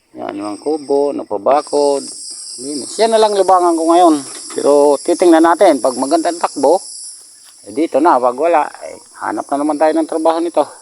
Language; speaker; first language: Filipino; non-native, local second language; Waray